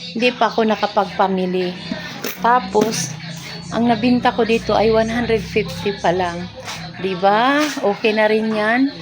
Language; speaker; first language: Filipino; non-native, local second language; Cebuano